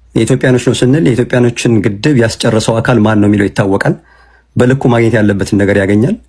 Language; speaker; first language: Amharic; native; Amharic